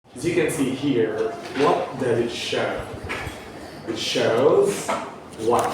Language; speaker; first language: English; non-native, fluent; Vietnamese